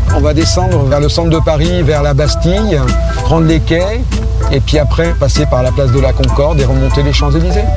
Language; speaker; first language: French; native; French